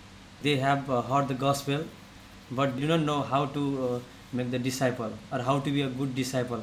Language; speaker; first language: English; non-native, local second language; Nepali